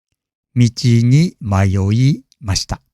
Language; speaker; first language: Japanese; non-native, fluent; English